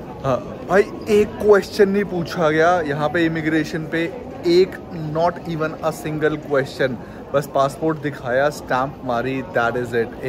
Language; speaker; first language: Hindi; native; Hindi